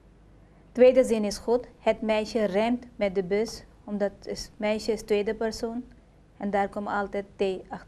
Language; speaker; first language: Dutch; non-native, learner; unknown